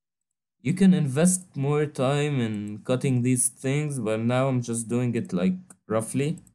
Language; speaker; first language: English; non-native, fluent; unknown